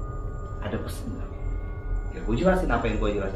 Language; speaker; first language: Indonesian; native; Indonesian